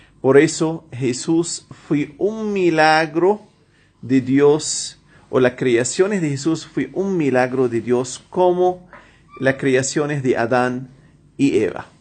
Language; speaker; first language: Spanish; non-native, fluent; Arabic